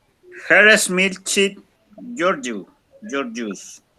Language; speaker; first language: English; non-native, learner; Spanish